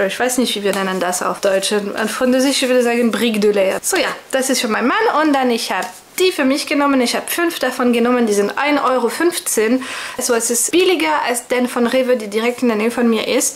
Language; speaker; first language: German; non-native, fluent; French